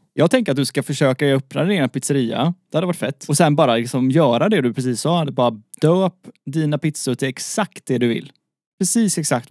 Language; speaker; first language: Swedish; native; Swedish